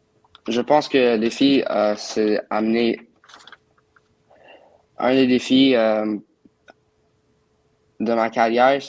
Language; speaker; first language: French; non-native, local second language; English